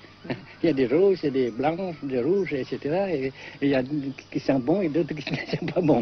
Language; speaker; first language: French; non-native, local second language; Vietnamese